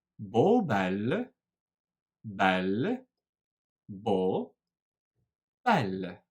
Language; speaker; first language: French; non-native, fluent; Turkish